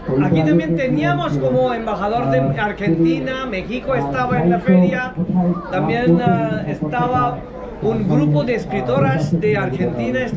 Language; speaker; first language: Spanish; non-native, fluent; Bangla